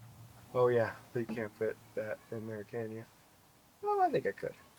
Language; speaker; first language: English; native; English